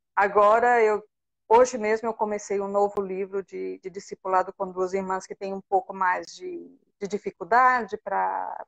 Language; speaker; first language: Portuguese; native; Portuguese